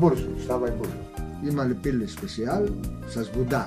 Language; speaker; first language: Bulgarian; non-native, learner; Greek